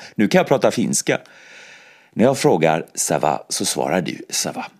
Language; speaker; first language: Swedish; native; Swedish